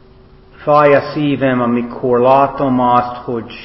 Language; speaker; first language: Hungarian; non-native, learner; English